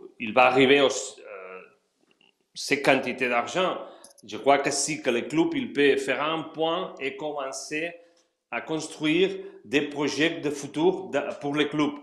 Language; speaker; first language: French; non-native, fluent; Spanish